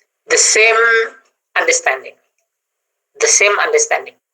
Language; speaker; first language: English; non-native, fluent; Indonesian